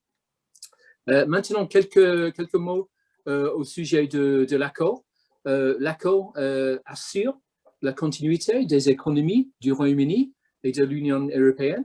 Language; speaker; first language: French; non-native, fluent; English